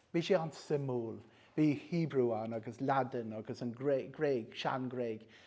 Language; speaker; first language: Irish; non-native, local second language; English